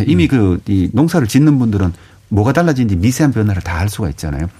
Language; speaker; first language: Korean; native; Korean